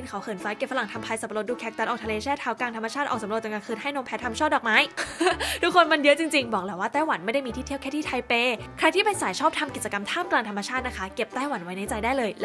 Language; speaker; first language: Thai; native; Thai